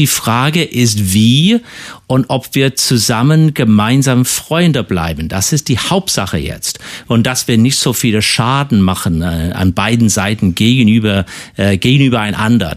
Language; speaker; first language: German; non-native, fluent; English